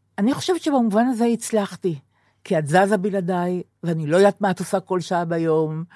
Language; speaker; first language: Hebrew; native; Hebrew